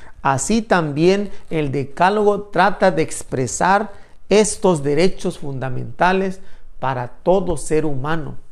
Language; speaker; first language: Spanish; native; Spanish